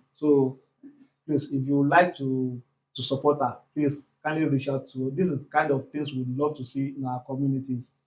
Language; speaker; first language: English; non-native, local second language; Yoruba